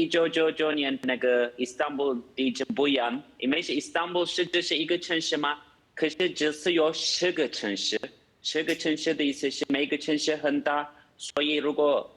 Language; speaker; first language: Chinese; non-native, fluent; Turkish